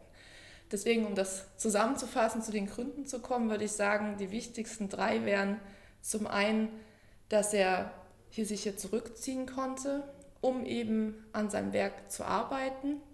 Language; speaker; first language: German; native; German